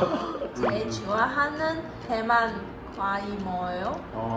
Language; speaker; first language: Korean; non-native, learner; Chinese